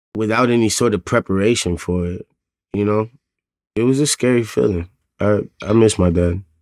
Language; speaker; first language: English; native; English